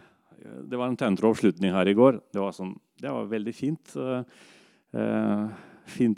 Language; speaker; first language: Norwegian; non-native, fluent; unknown